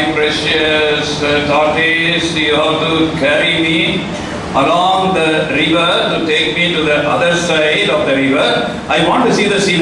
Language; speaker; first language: English; non-native, local second language; Telugu